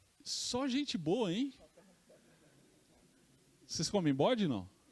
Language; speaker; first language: Portuguese; native; Portuguese